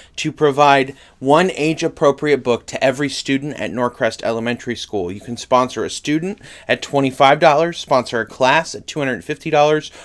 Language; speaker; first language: English; native; English